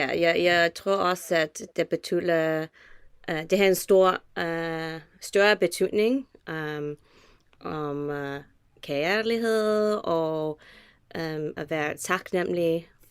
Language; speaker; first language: Danish; non-native, learner; English